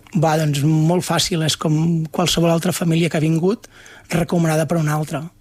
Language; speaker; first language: Catalan; native; Catalan